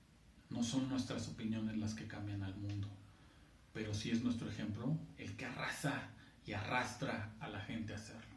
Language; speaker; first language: Spanish; native; Spanish